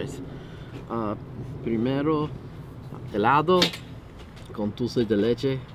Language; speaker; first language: Spanish; non-native, learner; English